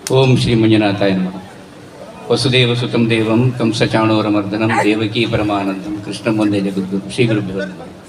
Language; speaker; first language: Kannada; non-native, local second language; Tulu